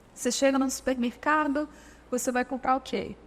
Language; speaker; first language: Portuguese; native; Portuguese